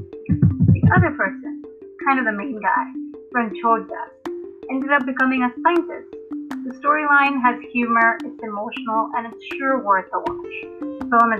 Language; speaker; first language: English; non-native, local second language; Hindi